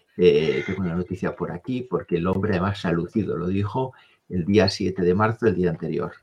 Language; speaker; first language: Spanish; native; Spanish